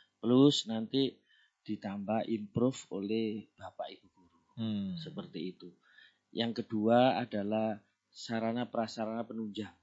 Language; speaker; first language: Indonesian; non-native, local second language; Javanese